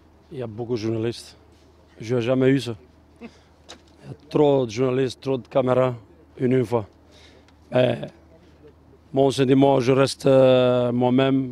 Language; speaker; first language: French; non-native, learner; Albanian